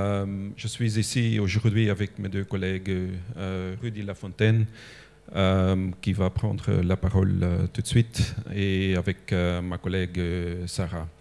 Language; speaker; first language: French; non-native, local second language; Dutch